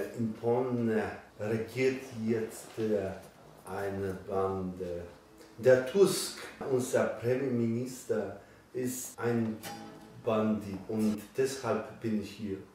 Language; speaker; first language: German; non-native, learner; Polish